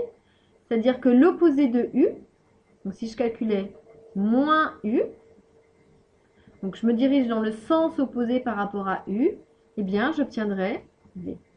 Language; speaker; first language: French; native; French